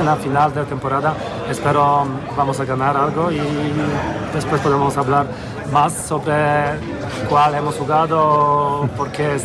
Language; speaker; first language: Spanish; non-native, fluent; Polish